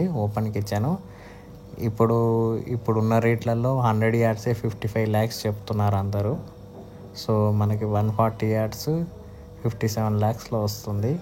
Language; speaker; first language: Telugu; native; Telugu